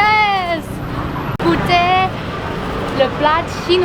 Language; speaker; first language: French; non-native, learner; Thai